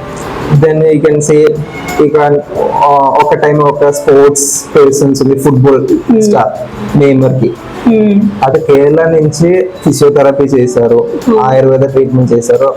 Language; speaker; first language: Telugu; non-native, learner; Malayalam